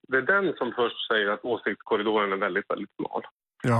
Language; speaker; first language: Swedish; native; Swedish